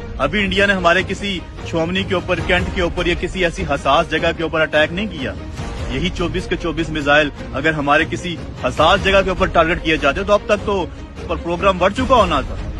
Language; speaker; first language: Urdu; non-native, local second language; Punjabi